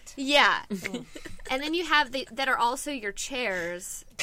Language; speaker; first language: English; native; English